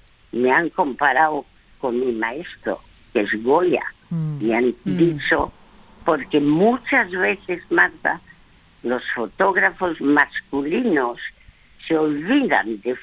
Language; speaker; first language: Spanish; early bilingual, other home language; French